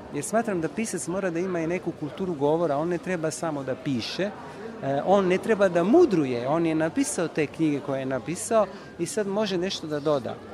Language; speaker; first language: Serbian; non-native, fluent; Italian